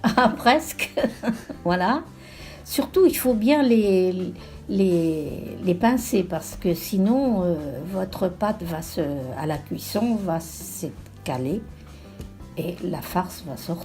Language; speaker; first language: French; native; French